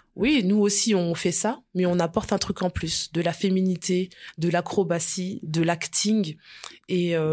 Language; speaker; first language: French; early bilingual, other home language; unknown